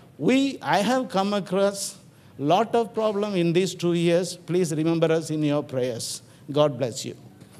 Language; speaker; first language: English; non-native, local second language; Tamil